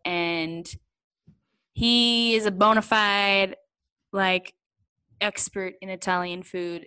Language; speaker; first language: English; native; English